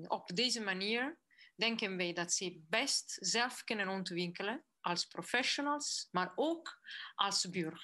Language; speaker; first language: Dutch; non-native, fluent; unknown